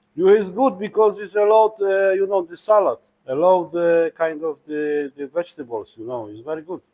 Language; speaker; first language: English; non-native, learner; Polish